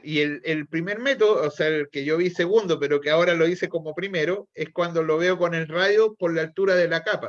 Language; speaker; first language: Spanish; native; Spanish